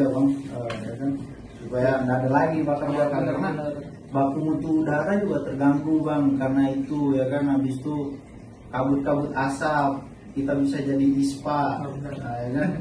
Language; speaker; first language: Indonesian; native; Indonesian